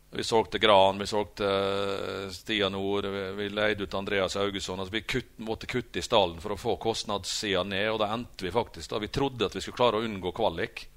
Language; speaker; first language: Norwegian; native; Norwegian